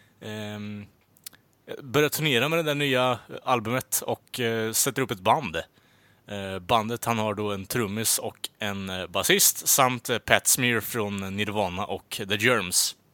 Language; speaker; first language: Swedish; native; Swedish